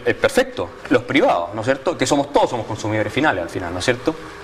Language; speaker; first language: Spanish; native; Spanish